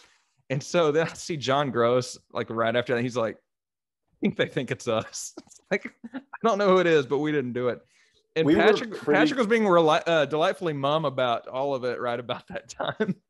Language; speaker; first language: English; native; English